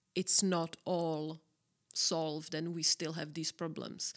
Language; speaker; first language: English; non-native, fluent; Czech